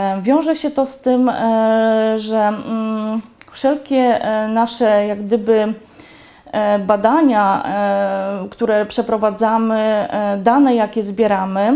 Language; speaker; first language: Polish; native; Polish